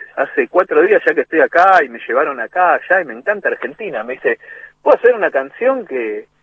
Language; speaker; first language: Spanish; native; Spanish